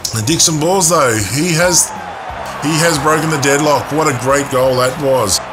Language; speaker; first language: English; native; English